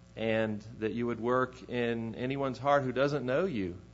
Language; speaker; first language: English; native; English